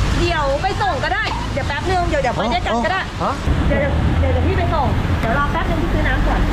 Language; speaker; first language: Thai; native; Thai